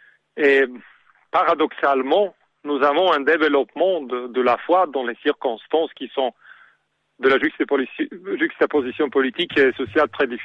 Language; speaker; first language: French; non-native, learner; Serbian